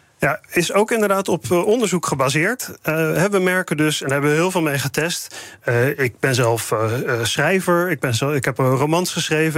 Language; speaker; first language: Dutch; native; Dutch